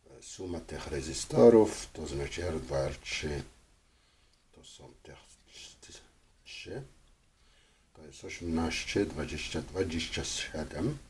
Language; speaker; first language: Polish; non-native, fluent; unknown